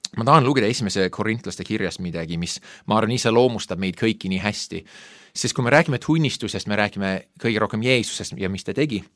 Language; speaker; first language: Estonian; non-native, fluent; English